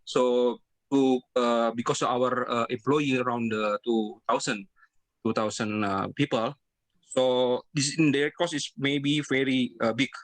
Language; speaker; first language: English; non-native, learner; Indonesian